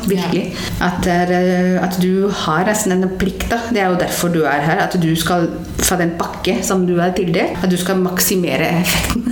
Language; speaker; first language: Norwegian; non-native, fluent; Hindi